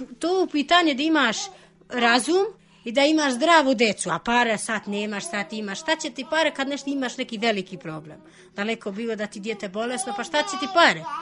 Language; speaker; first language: Serbian; non-native, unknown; Albanian